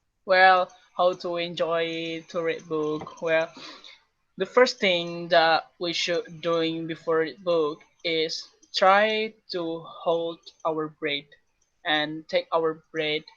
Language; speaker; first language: English; non-native, learner; Indonesian